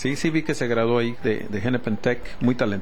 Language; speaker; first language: Spanish; native; Spanish